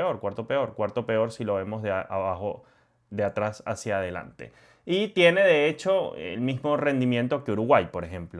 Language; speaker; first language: Spanish; native; Spanish